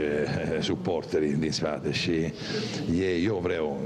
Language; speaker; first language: Romanian; non-native, fluent; Italian